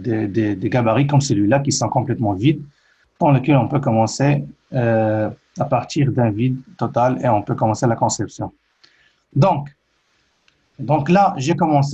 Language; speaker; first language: French; native; French